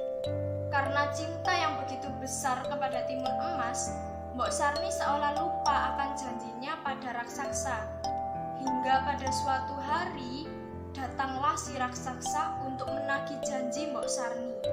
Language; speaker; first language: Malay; non-native, local second language; Javanese